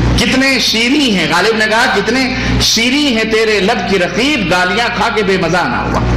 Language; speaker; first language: Urdu; native; Urdu